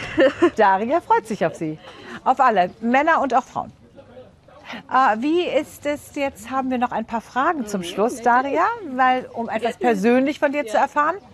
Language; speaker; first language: German; native; German